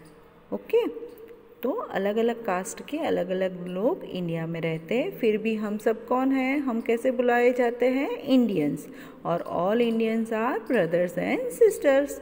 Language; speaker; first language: Hindi; non-native, local second language; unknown